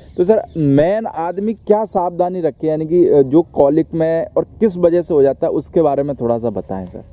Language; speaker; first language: Hindi; native; Hindi